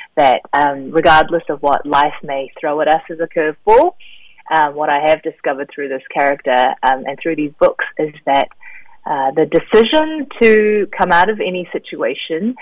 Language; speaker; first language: English; native; English